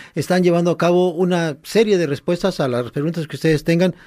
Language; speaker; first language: Spanish; native; Spanish